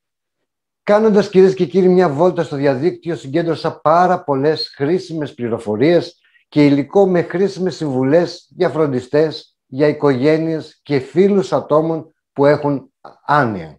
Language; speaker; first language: Greek; native; Greek